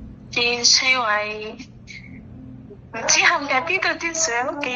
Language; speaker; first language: Cantonese; non-native, learner; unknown